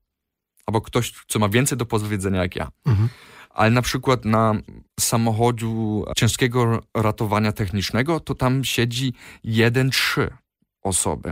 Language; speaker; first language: Polish; early bilingual, heritage; Polish